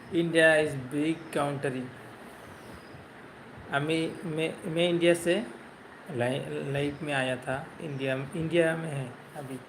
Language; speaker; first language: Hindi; non-native, learner; Bangla